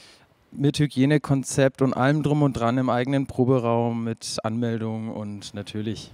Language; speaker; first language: German; native; German